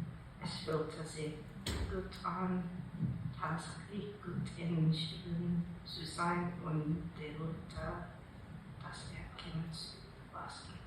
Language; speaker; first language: German; non-native, learner; English